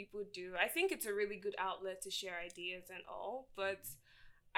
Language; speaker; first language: English; non-native, local second language; Igbo